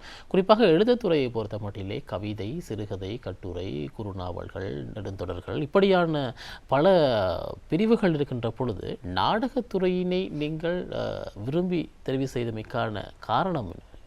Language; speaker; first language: Tamil; native; Tamil